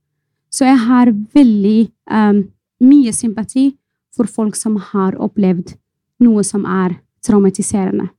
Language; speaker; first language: Norwegian; non-native, fluent; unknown